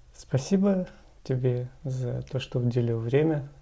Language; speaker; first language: Russian; native; Russian